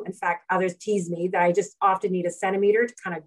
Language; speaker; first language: English; native; English